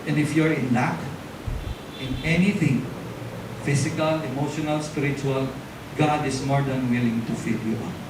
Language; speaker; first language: English; non-native, local second language; Filipino